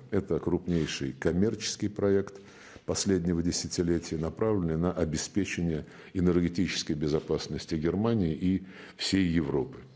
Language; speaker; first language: Russian; native; Russian